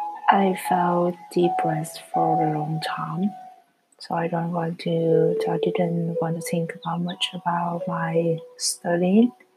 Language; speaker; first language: English; non-native, learner; Vietnamese